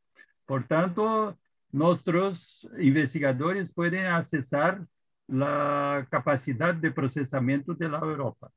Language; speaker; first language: Spanish; non-native, fluent; Portuguese